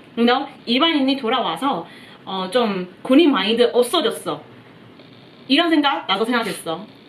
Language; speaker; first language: Korean; non-native, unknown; Chinese